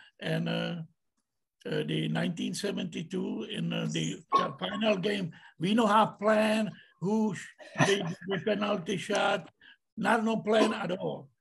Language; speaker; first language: English; non-native, learner; Czech